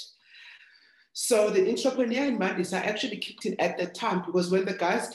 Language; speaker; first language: English; non-native, local second language; Xhosa